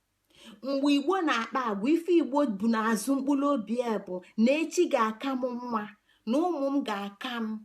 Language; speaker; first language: Igbo; native; Igbo